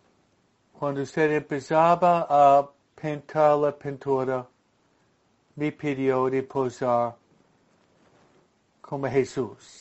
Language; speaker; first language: Spanish; non-native, fluent; English